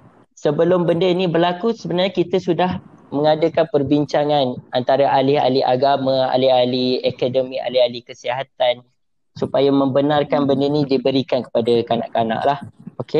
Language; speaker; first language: English; non-native, local second language; Malay